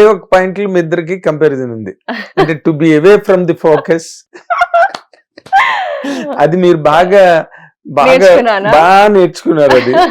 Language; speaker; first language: Telugu; native; Telugu